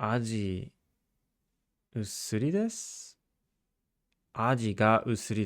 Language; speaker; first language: Japanese; non-native, learner; English